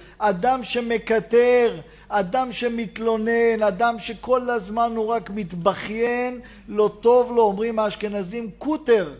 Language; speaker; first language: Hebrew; native; Hebrew